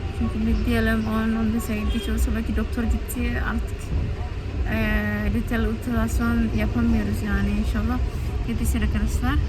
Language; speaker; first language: Turkish; non-native, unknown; Indonesian